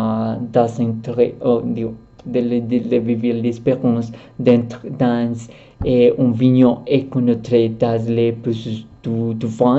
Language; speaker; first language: French; non-native, learner; Spanish